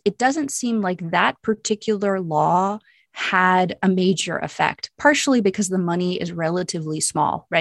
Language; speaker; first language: English; native; English